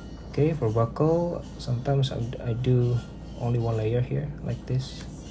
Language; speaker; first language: English; non-native, fluent; Indonesian